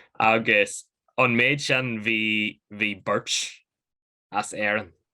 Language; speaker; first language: Irish; native; Irish